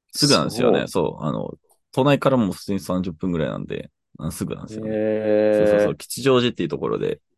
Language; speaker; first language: Japanese; non-native, fluent; English